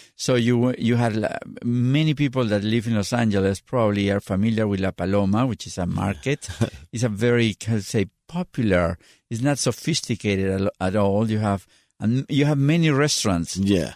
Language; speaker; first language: English; non-native, fluent; Spanish